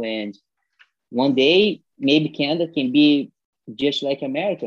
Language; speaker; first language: English; non-native, fluent; Portuguese